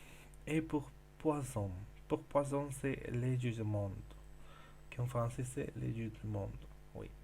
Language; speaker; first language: French; non-native, learner; Spanish